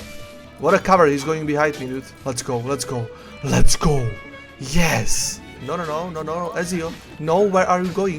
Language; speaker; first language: English; non-native, fluent; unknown